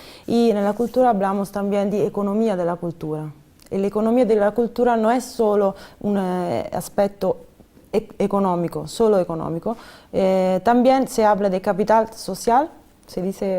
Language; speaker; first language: Spanish; non-native, fluent; Italian